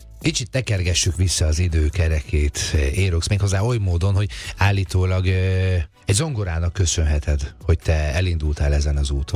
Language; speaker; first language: Hungarian; native; Hungarian